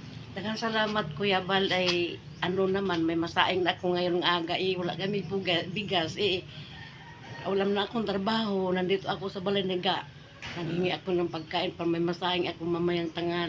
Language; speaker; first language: Filipino; non-native, local second language; Cebuano